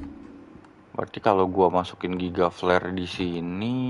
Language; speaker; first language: Indonesian; native; Indonesian